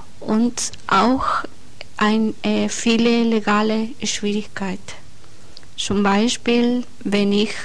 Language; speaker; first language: German; non-native, learner; Spanish